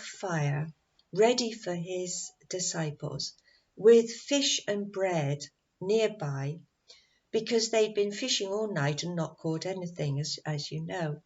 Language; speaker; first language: English; native; English